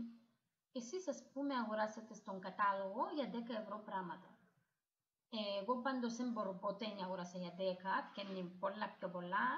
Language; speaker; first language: Greek; non-native, learner; Russian